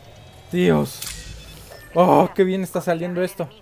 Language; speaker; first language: Spanish; native; Spanish